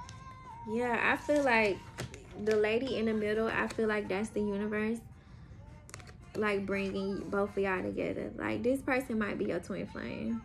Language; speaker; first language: English; native; English